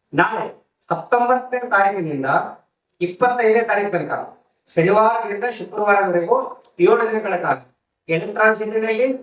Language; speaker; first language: Kannada; native; Kannada